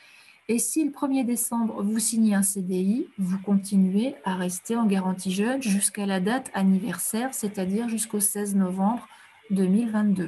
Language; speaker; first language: French; native; French